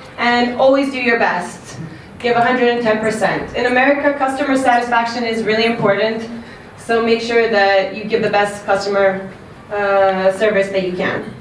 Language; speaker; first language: English; non-native, fluent; Serbian